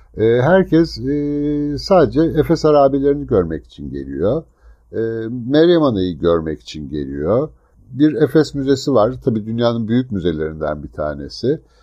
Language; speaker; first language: Turkish; native; Turkish